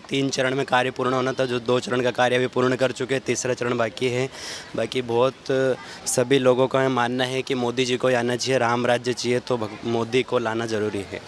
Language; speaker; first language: Hindi; native; Hindi